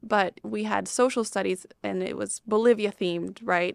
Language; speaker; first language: English; non-native, fluent; Spanish